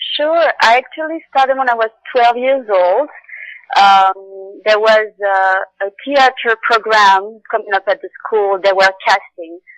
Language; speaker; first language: English; non-native, fluent; Arabic